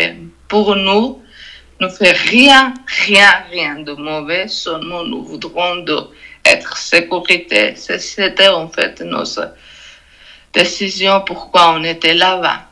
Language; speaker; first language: French; non-native, learner; Georgian